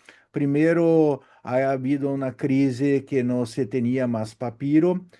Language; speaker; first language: Spanish; non-native, learner; Portuguese